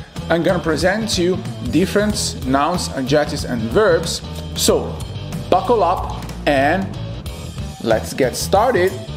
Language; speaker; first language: English; non-native, fluent; Italian